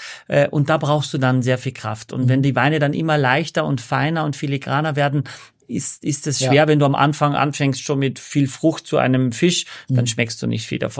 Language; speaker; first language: German; native; German